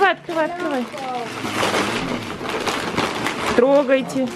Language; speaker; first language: Russian; native; Russian